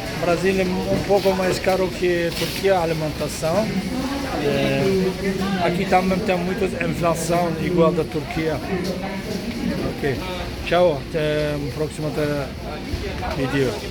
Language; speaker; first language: Portuguese; non-native, learner; Turkish